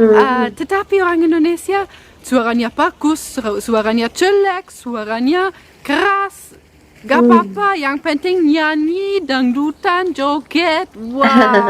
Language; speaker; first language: Indonesian; non-native, fluent; German